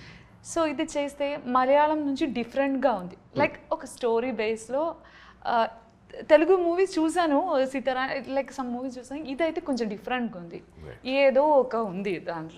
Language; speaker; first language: Telugu; non-native, learner; Malayalam